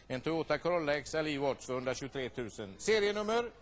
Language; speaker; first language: Swedish; native; Swedish